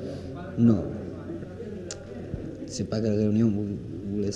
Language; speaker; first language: French; non-native, learner; Spanish